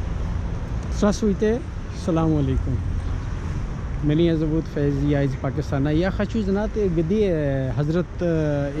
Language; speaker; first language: Russian; non-native, learner; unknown